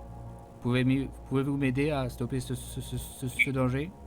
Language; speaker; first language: French; native; French